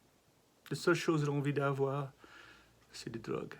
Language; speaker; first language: French; non-native, learner; English